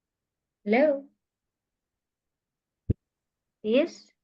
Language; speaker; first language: English; non-native, learner; Indonesian